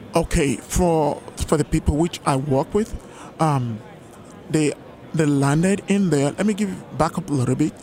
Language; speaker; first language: English; non-native, local second language; Yoruba